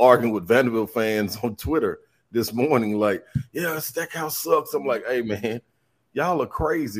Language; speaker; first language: English; native; English